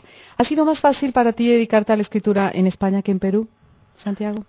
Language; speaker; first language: Spanish; native; Spanish